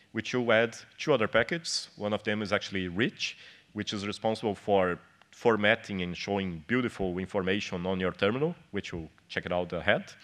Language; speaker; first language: English; non-native, fluent; Portuguese